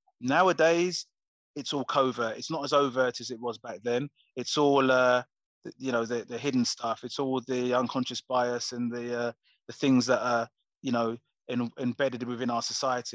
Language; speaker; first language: English; native; English